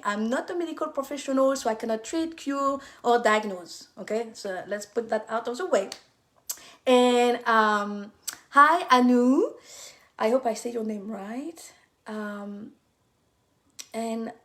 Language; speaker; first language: English; non-native, fluent; French